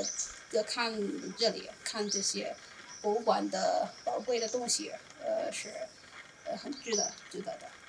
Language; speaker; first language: Chinese; non-native, learner; Amharic